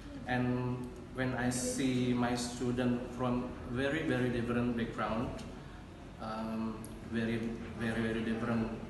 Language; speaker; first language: English; non-native, learner; Indonesian